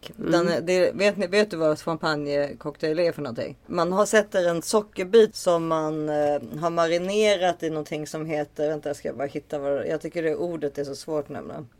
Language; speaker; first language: Swedish; native; Swedish